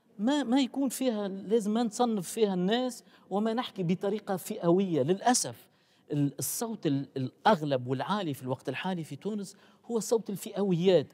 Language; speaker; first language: Arabic; native; Arabic